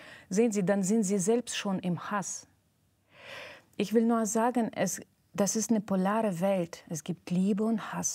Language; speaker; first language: German; non-native, fluent; Russian